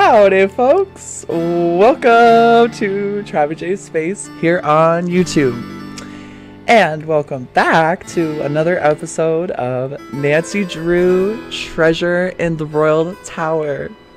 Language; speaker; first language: English; native; English